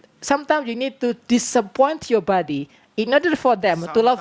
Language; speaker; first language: English; non-native, learner; Indonesian